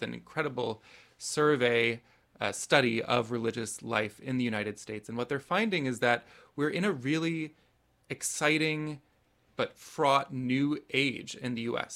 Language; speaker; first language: English; native; English